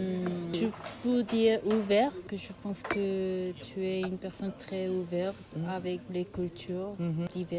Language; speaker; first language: French; non-native, learner; Korean